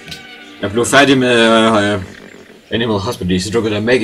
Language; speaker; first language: Danish; native; Danish